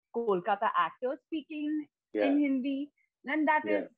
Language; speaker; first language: English; non-native, local second language; Bangla